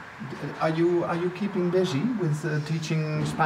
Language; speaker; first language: English; non-native, fluent; Dutch